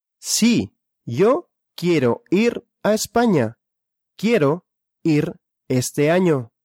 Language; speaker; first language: Spanish; non-native, fluent; Russian